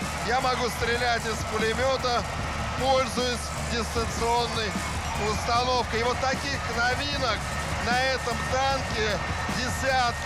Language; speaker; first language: Russian; native; Russian